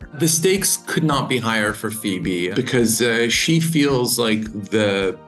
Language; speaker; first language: English; native; English